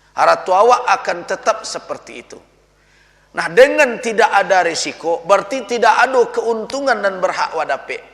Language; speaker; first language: Malay; non-native, local second language; Minangkabau